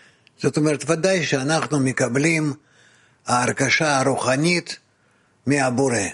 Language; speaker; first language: Hebrew; non-native, fluent; Russian